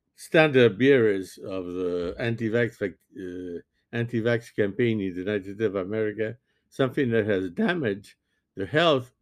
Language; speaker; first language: English; non-native, fluent; French